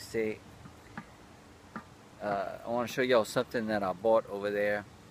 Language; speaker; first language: English; early bilingual, other home language; French